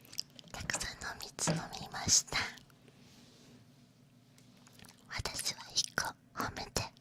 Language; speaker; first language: Japanese; non-native, learner; Chinese